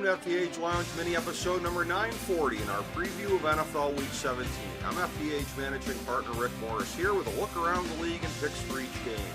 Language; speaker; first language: English; native; English